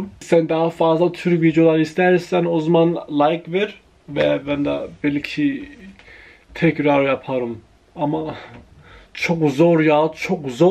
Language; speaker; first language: Turkish; early bilingual, heritage; Turkish